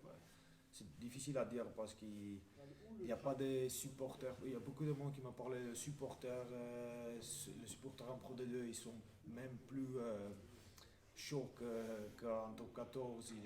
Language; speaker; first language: French; non-native, fluent; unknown